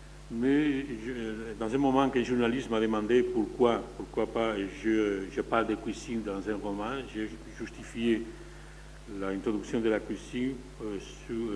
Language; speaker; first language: French; non-native, fluent; Spanish